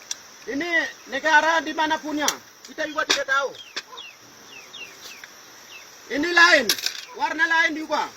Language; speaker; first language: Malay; non-native, local second language; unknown